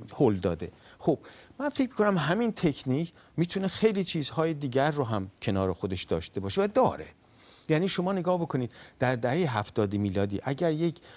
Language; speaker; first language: Persian; native; Persian